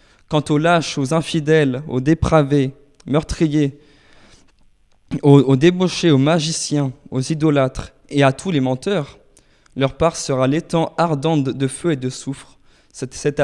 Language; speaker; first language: French; native; French